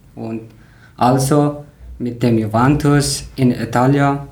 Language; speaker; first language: German; non-native, learner; Persian